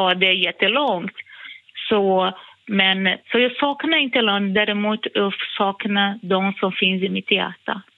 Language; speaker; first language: Swedish; non-native, fluent; Portuguese